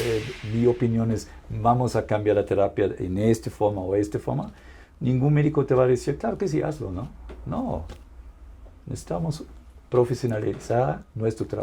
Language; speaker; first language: Spanish; non-native, fluent; German